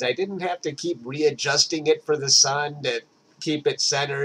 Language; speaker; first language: English; native; English